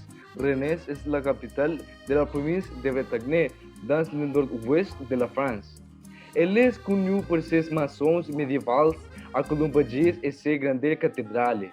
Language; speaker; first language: French; non-native, learner; Spanish